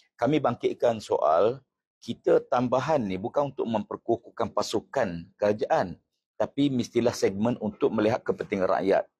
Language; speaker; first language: Malay; native; Malay